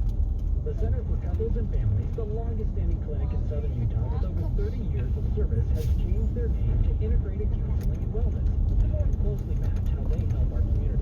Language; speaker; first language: English; native; English